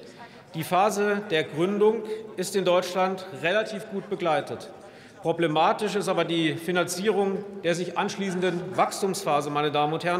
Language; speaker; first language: German; native; German